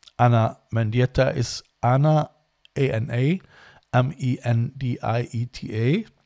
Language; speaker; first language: English; non-native, fluent; German